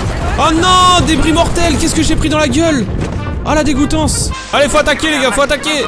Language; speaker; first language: French; native; French